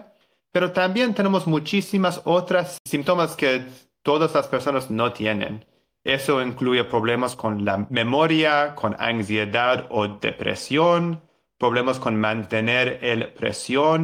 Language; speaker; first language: Spanish; non-native, learner; English